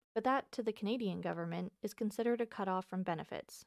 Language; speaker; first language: English; native; English